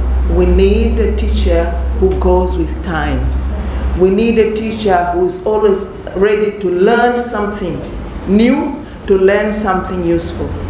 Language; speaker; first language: English; non-native, local second language; Swahili